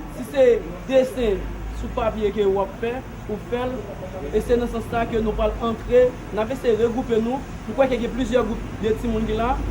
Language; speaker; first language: French; non-native, local second language; Haitian Creole